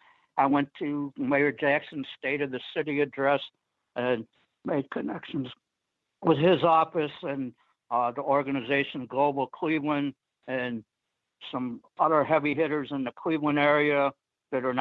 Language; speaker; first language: English; native; English